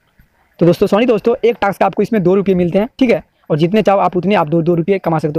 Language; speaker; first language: Hindi; native; Hindi